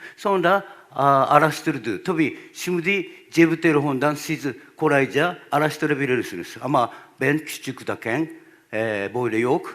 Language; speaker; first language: Turkish; non-native, learner; Japanese